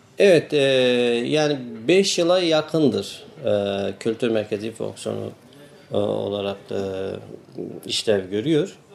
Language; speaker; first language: Turkish; non-native, local second language; Kurdish